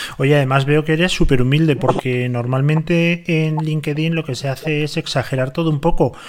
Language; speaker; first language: Spanish; native; Spanish